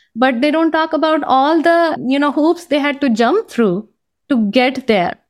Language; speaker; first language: English; non-native, local second language; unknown